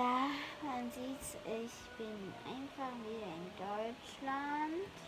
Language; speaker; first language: German; early bilingual, heritage; German